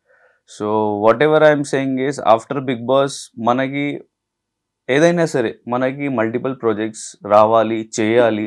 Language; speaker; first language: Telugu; non-native, local second language; Hindi